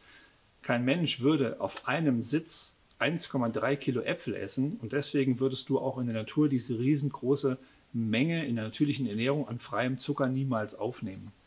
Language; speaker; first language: German; native; German